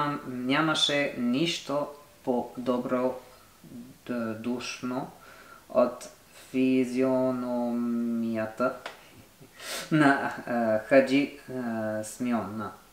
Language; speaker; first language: Bulgarian; non-native, learner; French